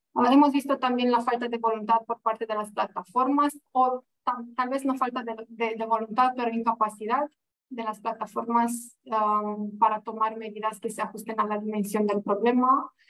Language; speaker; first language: Spanish; non-native, fluent; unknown